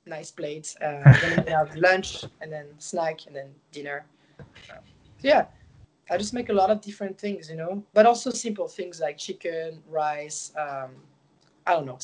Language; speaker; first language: English; non-native, fluent; French